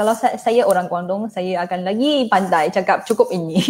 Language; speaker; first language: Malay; non-native, fluent; Chinese